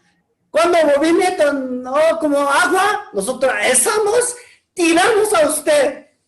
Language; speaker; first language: Spanish; non-native, learner; Korean